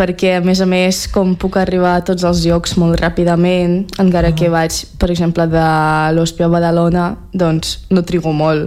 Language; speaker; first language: Catalan; non-native, fluent; Russian